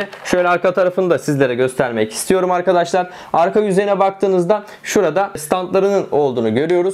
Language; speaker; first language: Turkish; native; Turkish